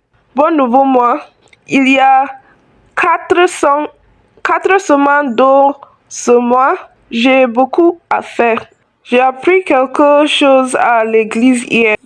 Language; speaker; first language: French; non-native, learner; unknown